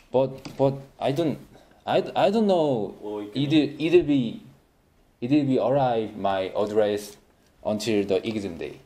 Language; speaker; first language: English; non-native, learner; Korean